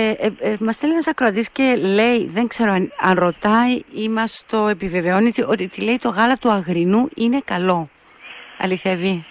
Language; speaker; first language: Greek; native; Greek